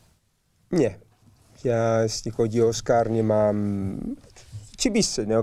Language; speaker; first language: Polish; non-native, learner; Spanish